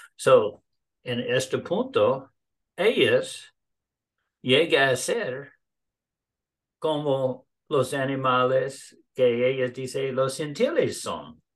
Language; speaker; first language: Spanish; non-native, learner; English